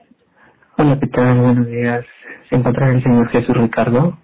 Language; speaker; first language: Spanish; native; Spanish